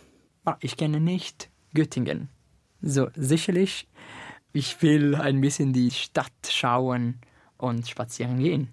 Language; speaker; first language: German; non-native, learner; Italian